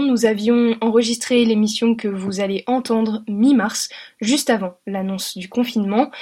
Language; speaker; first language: French; native; French